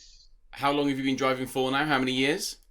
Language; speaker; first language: English; native; English